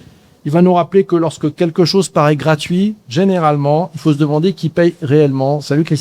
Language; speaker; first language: French; native; French